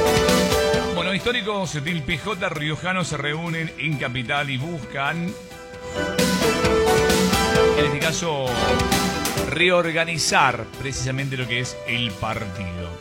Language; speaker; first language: Spanish; native; Spanish